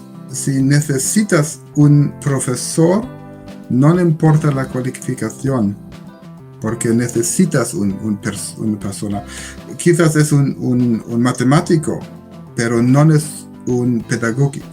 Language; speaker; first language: Spanish; non-native, learner; German